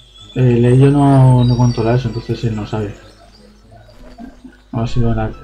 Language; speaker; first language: Spanish; native; Spanish